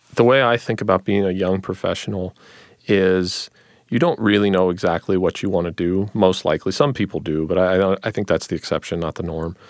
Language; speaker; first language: English; native; English